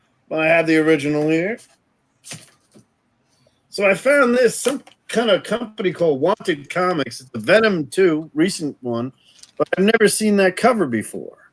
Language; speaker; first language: English; native; English